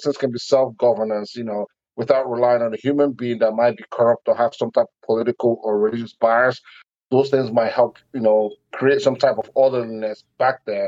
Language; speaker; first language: English; non-native, local second language; Igbo